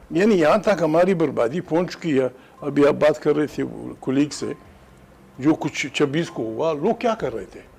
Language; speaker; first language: Urdu; non-native, local second language; Pashto